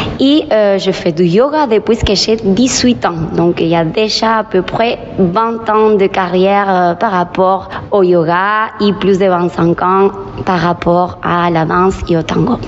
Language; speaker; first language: French; non-native, fluent; Spanish